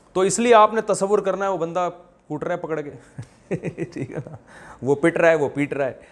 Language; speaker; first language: Urdu; native; Urdu